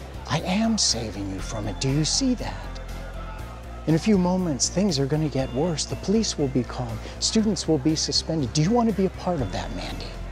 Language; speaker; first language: English; native; English